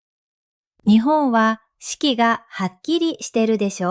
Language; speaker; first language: Japanese; non-native, fluent; Vietnamese